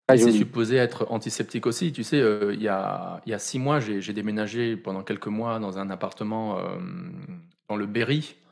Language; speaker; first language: French; native; French